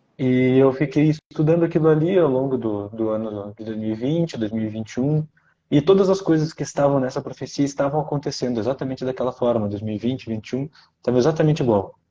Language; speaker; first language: Portuguese; native; Portuguese